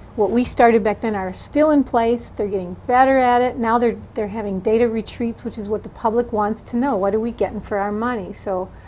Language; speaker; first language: English; native; English